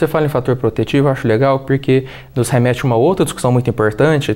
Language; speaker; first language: Portuguese; native; Portuguese